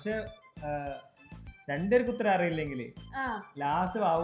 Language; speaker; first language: Malayalam; native; Malayalam